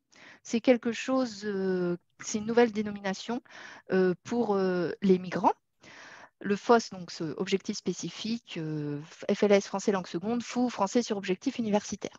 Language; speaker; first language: French; native; French